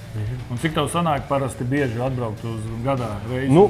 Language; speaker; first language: Latvian; native; Latvian